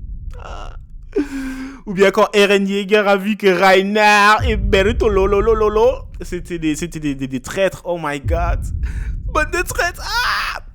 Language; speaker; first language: French; native; French